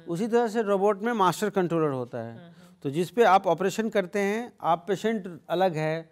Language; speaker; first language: Hindi; native; Hindi